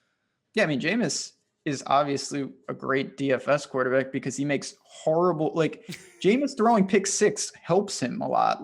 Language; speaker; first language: English; native; English